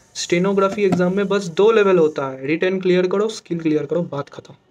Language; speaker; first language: Hindi; non-native, local second language; Bangla